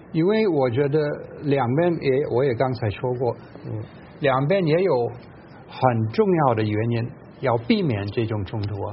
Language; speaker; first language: Chinese; non-native, fluent; English